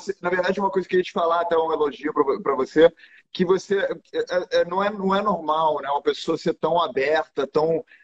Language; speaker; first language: Portuguese; non-native, local second language; English